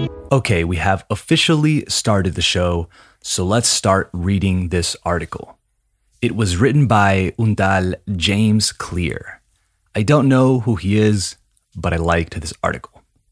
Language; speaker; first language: English; native; English